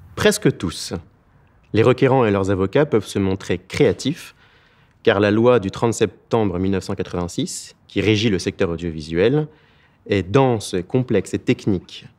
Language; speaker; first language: French; native; French